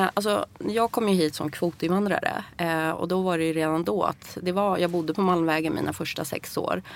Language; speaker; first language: Swedish; early bilingual, other home language; Persian